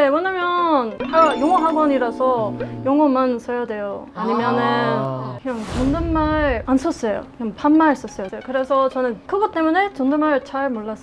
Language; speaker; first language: Korean; non-native, learner; English